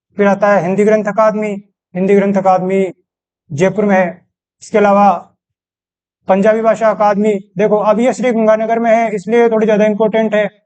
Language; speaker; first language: Hindi; native; Hindi